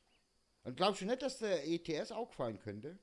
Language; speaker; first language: German; native; German